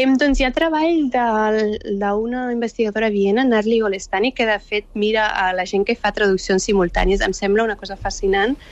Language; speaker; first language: Catalan; early bilingual, other home language; Urdu